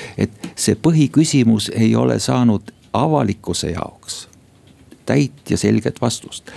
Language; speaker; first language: Estonian; native; Estonian